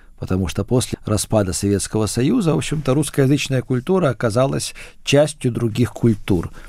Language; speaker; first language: Russian; native; Russian